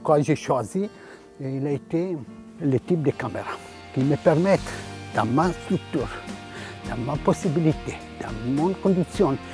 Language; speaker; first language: French; non-native, fluent; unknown